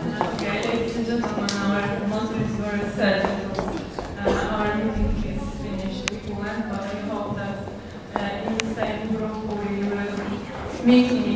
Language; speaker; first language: English; non-native, learner; Polish